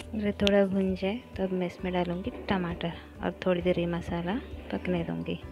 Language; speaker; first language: Hindi; non-native, local second language; Marathi